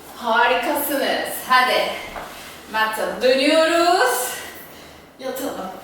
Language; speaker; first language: Turkish; non-native, fluent; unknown